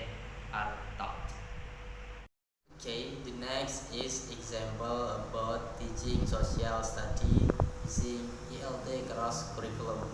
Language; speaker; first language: English; non-native, learner; Indonesian